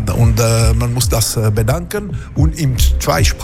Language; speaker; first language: German; non-native, local second language; French